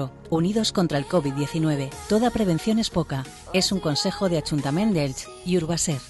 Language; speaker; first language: Spanish; native; Spanish